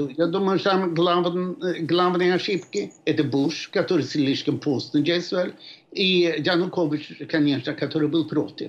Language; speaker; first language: Russian; non-native, fluent; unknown